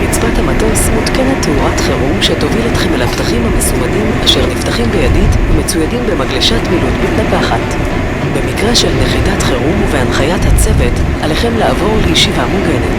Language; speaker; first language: Hebrew; native; Hebrew